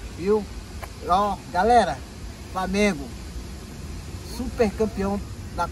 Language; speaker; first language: Portuguese; native; Portuguese